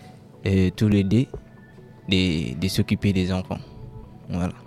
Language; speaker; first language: French; non-native, local second language; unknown